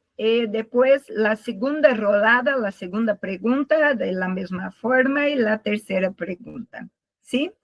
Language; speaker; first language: Spanish; non-native, learner; Portuguese